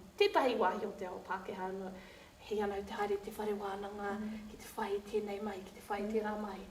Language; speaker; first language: Māori; native; Māori